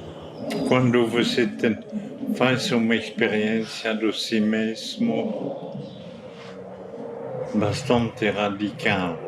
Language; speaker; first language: Portuguese; non-native, fluent; French